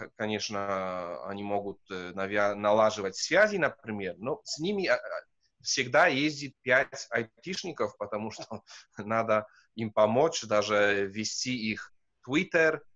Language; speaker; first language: Russian; non-native, fluent; Polish